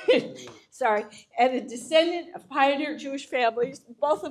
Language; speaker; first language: English; native; English